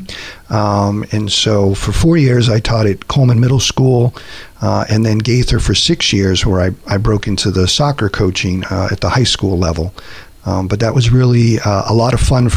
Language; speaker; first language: English; native; English